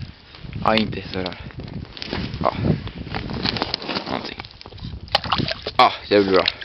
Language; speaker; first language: Swedish; native; Swedish